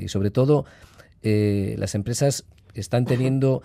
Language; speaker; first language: Spanish; native; Spanish